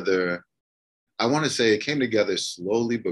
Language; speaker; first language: English; native; English